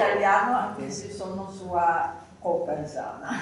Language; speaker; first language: Italian; non-native, fluent; Polish